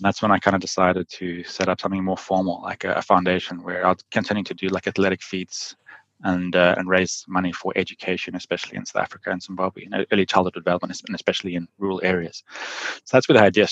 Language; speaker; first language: English; native; English